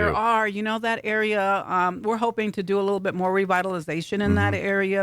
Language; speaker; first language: English; native; English